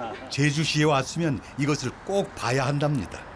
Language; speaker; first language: Korean; native; Korean